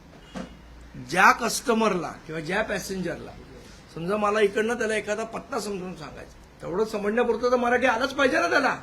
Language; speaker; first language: Marathi; native; Marathi